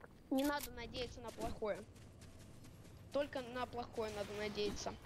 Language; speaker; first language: Russian; native; Russian